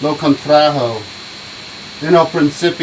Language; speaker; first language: Spanish; non-native, learner; English